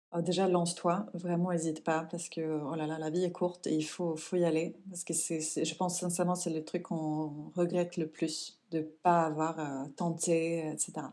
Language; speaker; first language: French; non-native, fluent; Swedish